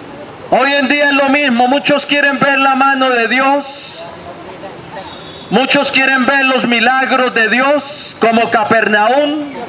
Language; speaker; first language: Spanish; native; Spanish